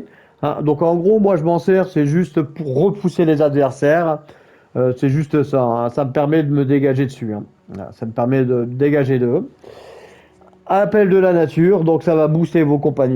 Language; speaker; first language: French; native; French